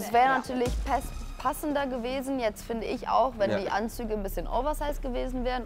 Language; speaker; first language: German; native; German